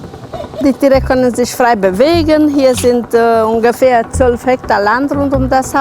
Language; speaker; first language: German; non-native, local second language; Romanian